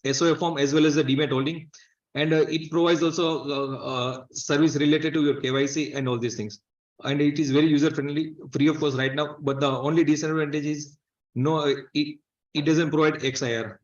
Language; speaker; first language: English; non-native, local second language; Gujarati